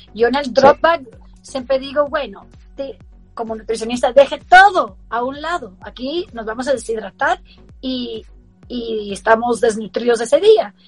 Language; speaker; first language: Spanish; early bilingual, heritage; Spanish